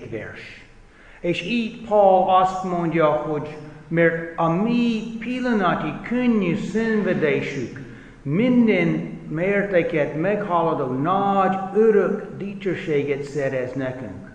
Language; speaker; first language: Hungarian; non-native, fluent; English